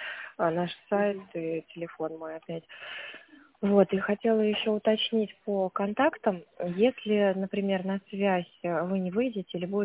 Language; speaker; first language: Russian; native; Russian